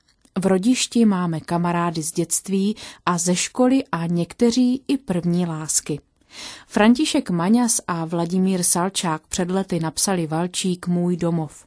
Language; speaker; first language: Czech; native; Czech